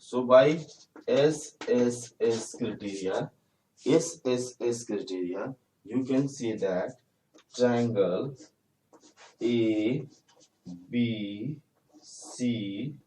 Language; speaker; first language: English; non-native, local second language; Hindi